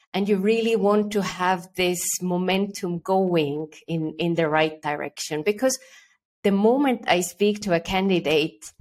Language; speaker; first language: English; early bilingual, other home language; Estonian